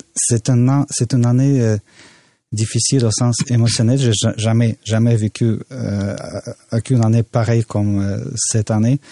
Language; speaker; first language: French; non-native, fluent; Russian